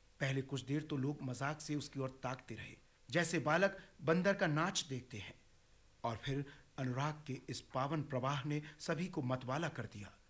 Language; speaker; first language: Hindi; native; Hindi